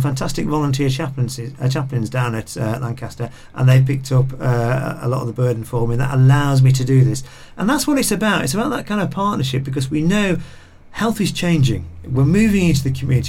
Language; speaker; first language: English; native; English